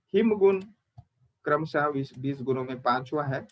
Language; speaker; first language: Hindi; non-native, local second language; Marathi